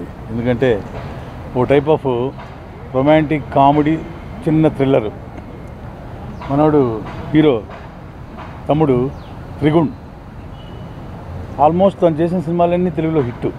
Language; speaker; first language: Telugu; native; Telugu